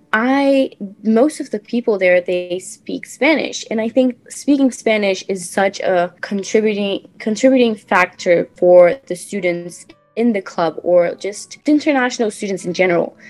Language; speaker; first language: English; non-native, fluent; Portuguese